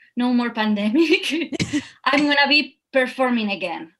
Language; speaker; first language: English; non-native, fluent; Spanish